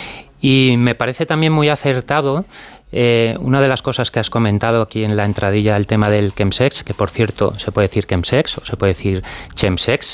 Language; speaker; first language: Spanish; native; Spanish